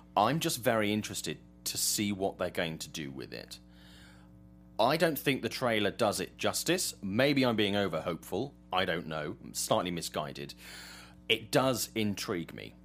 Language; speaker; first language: English; native; English